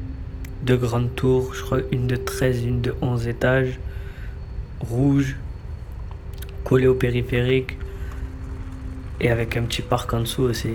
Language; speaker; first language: French; native; French